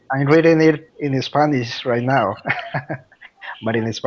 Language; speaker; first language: English; non-native, learner; Spanish